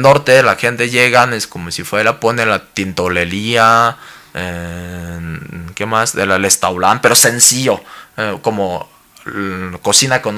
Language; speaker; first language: Spanish; non-native, learner; Cantonese